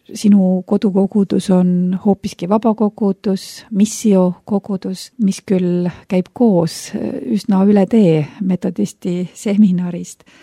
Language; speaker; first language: Estonian; native; Estonian